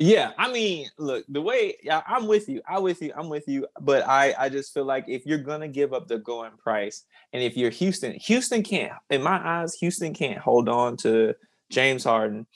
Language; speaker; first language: English; native; English